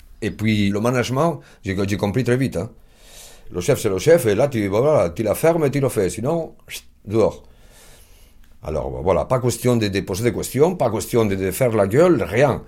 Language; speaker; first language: French; non-native, fluent; Spanish